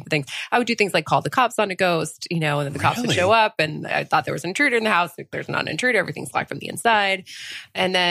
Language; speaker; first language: English; early bilingual, other home language; French